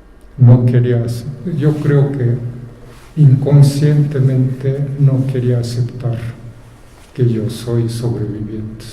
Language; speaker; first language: Spanish; non-native, fluent; Japanese